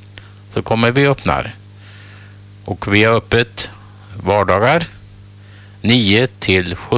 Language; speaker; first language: Swedish; native; Swedish